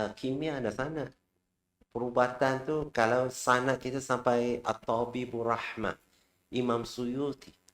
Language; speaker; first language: Malay; non-native, local second language; Chinese